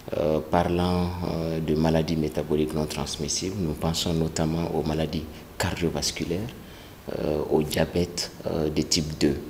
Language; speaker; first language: French; non-native, local second language; Bambara